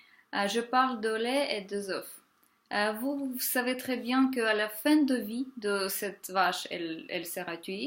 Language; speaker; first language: French; non-native, fluent; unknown